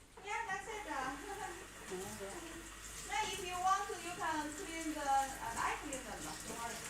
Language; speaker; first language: English; non-native, learner; Chinese